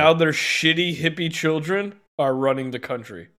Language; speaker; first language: English; native; English